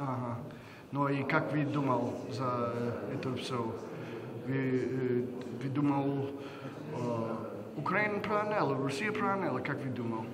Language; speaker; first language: Russian; non-native, learner; English